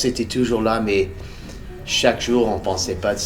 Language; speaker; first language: French; early bilingual, heritage; English